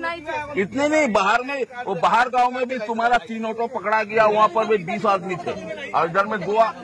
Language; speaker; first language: Hindi; non-native, local second language; Bangla